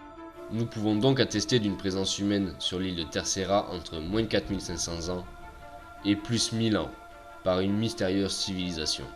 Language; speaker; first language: French; native; French